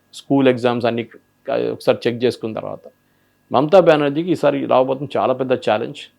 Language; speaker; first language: Telugu; non-native, local second language; Malayalam